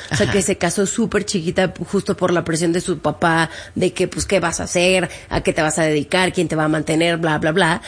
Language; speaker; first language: Spanish; native; Spanish